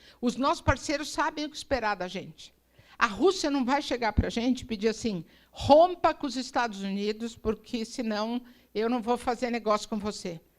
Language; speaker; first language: Portuguese; native; Portuguese